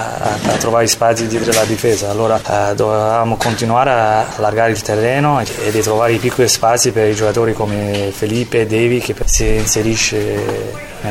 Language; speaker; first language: Italian; early bilingual, heritage; Italian